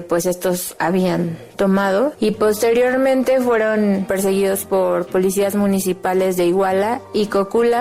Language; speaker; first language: Spanish; native; Spanish